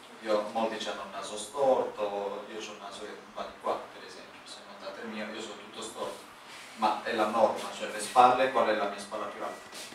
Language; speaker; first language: Italian; native; Italian